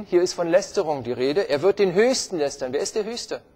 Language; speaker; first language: German; native; German